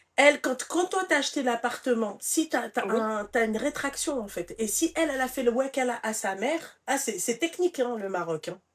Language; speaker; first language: French; early bilingual, other home language; Arabic